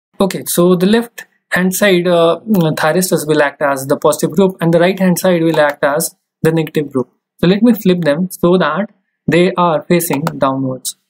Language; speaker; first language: English; non-native, local second language; Hindi